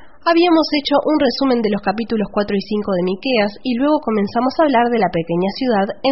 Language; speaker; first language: Spanish; native; Spanish